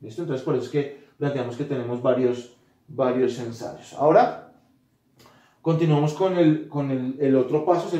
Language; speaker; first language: Spanish; native; Spanish